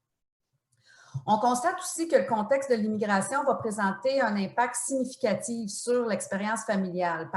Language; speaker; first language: French; native; French